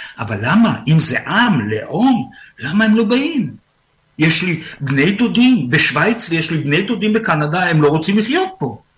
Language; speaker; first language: Hebrew; native; Hebrew